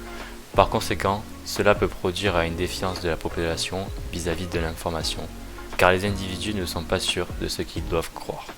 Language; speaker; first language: French; native; French